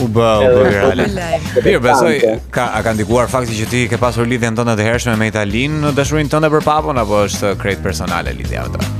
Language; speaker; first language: Albanian; native; Albanian